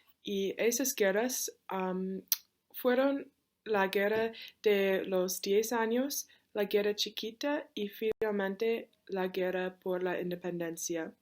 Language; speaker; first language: Spanish; non-native, learner; English